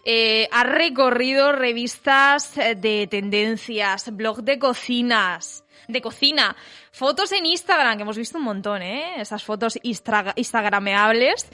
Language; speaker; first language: Spanish; native; Spanish